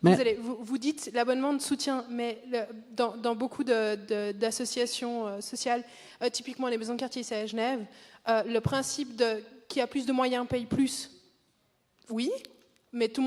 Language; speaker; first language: French; native; French